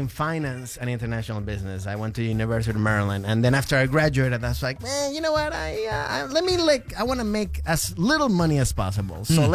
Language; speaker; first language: English; native; English